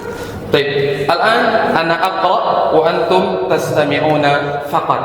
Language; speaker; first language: Arabic; non-native, fluent; Indonesian